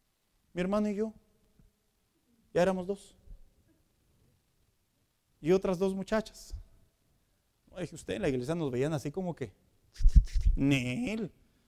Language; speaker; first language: Spanish; native; Spanish